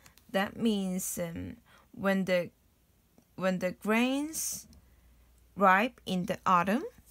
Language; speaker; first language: English; non-native, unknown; Korean